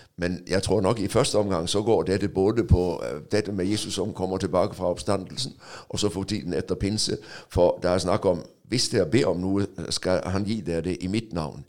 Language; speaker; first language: Norwegian; non-native, fluent; Danish